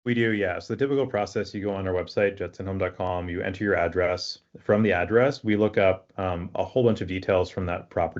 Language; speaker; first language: English; native; English